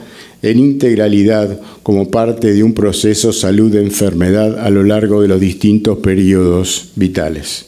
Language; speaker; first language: Spanish; native; Spanish